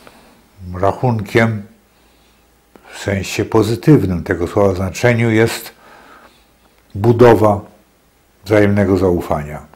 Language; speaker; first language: Polish; native; Polish